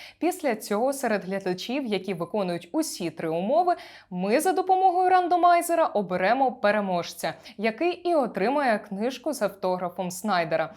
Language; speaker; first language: Ukrainian; native; Ukrainian